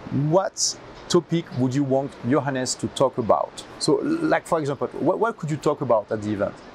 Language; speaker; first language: English; non-native, fluent; French